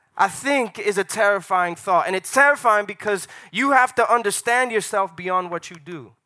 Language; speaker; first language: English; native; English